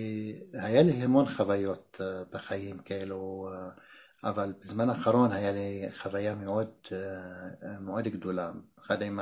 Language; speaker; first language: Hebrew; non-native, local second language; Arabic